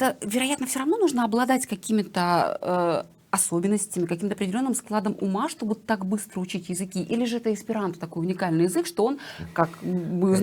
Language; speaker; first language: Russian; native; Russian